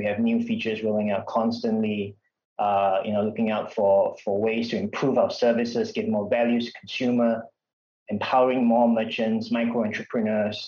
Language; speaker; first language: English; non-native, local second language; Malay